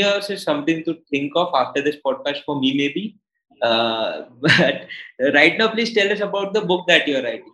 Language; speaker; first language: English; non-native, local second language; Hindi